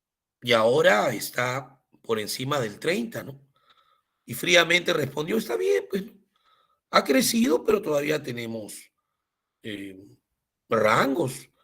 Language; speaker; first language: Spanish; native; Spanish